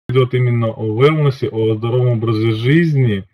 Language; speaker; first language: Russian; native; Russian